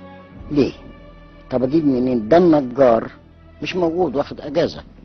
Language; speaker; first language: Arabic; native; Arabic